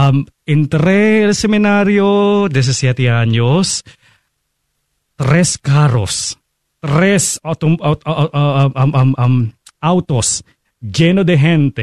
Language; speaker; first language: Spanish; non-native, fluent; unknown